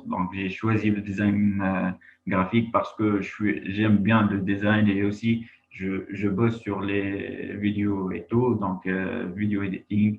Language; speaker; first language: French; non-native, local second language; Arabic